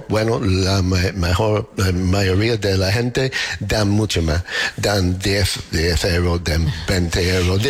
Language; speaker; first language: Spanish; non-native, learner; English